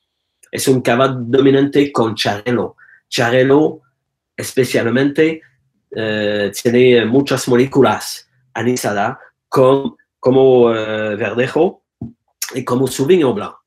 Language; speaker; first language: Spanish; non-native, learner; French